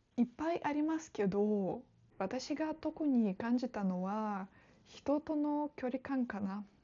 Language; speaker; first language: Japanese; non-native, fluent; Russian